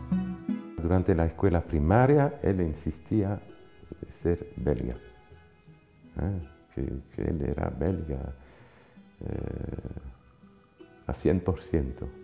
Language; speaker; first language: Spanish; non-native, fluent; French